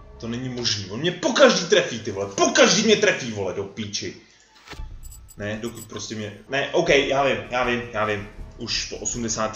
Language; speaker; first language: Czech; native; Czech